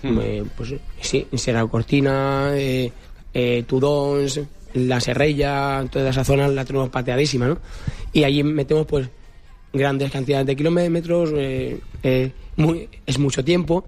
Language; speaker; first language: Spanish; native; Spanish